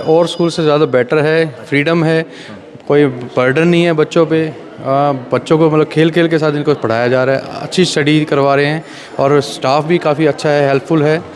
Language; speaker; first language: Hindi; native; Hindi